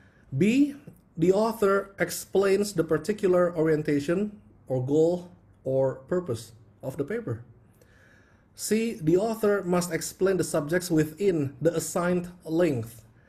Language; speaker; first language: English; non-native, fluent; Indonesian